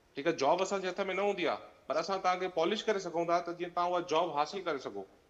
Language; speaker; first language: Sindhi; native; Sindhi